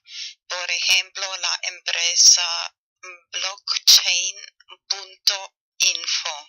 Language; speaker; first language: Spanish; non-native, learner; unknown